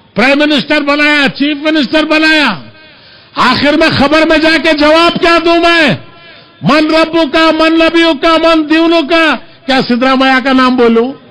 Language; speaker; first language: Urdu; native; Urdu